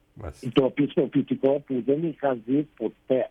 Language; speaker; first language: Greek; early bilingual, heritage; Greek